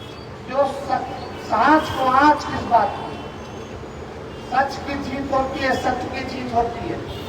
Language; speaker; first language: Hindi; native; Hindi